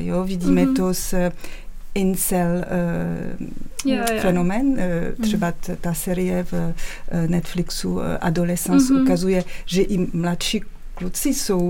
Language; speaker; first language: Czech; non-native, fluent; French